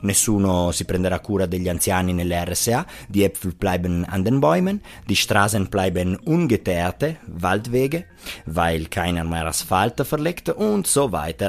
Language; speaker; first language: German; non-native, local second language; Italian